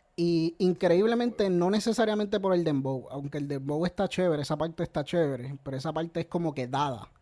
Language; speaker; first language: Spanish; native; Spanish